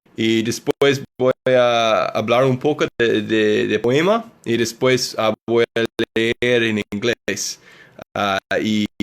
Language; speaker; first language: Spanish; non-native, learner; English